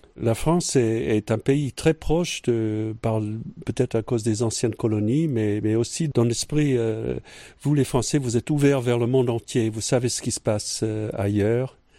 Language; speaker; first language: French; non-native, fluent; English